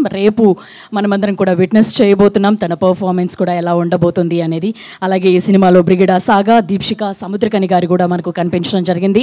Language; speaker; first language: Telugu; native; Telugu